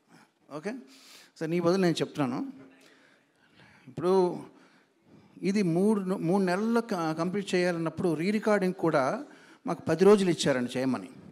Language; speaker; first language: Telugu; native; Telugu